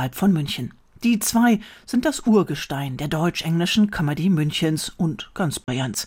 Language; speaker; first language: German; native; German